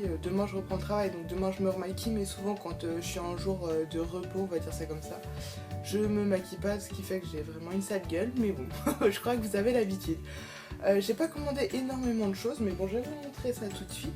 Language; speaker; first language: French; native; French